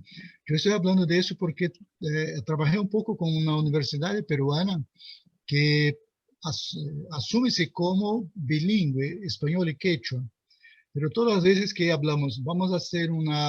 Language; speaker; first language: Spanish; non-native, fluent; Portuguese